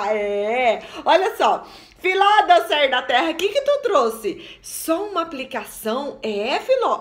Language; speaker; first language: Portuguese; native; Portuguese